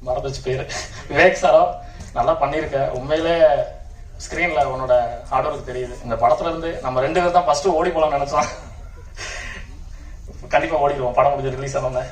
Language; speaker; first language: Tamil; native; Tamil